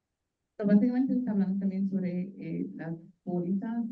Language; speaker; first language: Spanish; early bilingual, heritage; Spanish